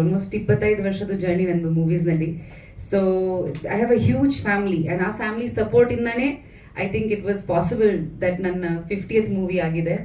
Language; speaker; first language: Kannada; non-native, fluent; Bangla